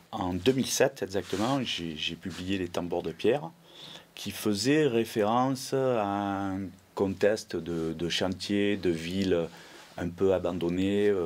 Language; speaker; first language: French; native; French